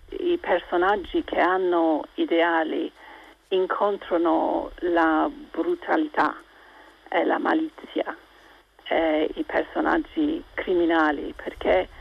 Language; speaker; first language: Italian; non-native, local second language; English